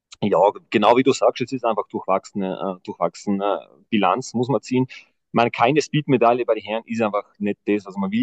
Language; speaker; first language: German; native; German